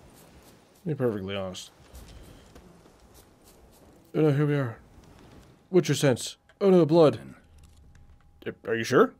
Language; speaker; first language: English; native; English